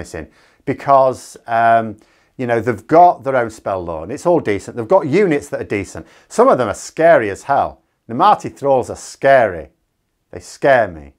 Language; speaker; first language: English; native; English